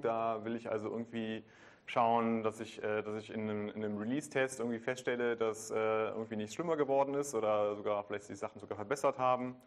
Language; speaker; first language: German; native; German